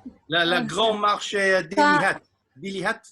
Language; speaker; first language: French; non-native, learner; English